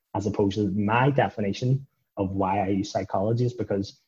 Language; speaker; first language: English; native; English